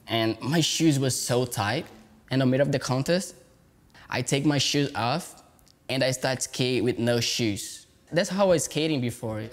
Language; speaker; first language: English; non-native, learner; Portuguese